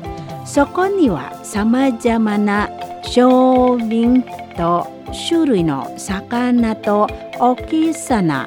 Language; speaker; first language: Japanese; non-native, learner; Indonesian